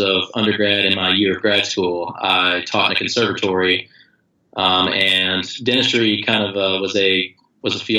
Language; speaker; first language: English; native; English